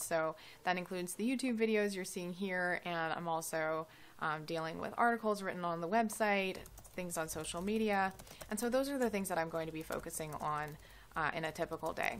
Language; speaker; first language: English; native; English